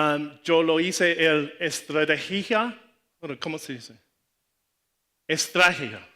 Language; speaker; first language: Spanish; non-native, learner; English